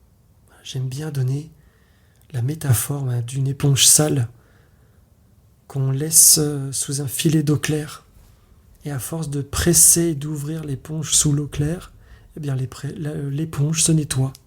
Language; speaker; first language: French; native; French